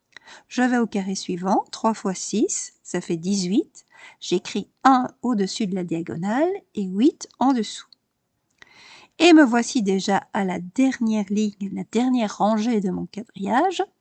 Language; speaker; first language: French; native; French